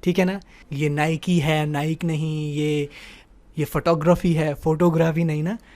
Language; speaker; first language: Urdu; native; Urdu